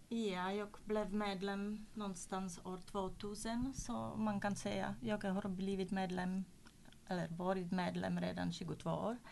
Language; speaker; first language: Swedish; non-native, fluent; Czech